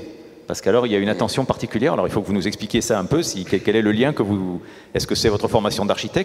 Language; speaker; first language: French; native; French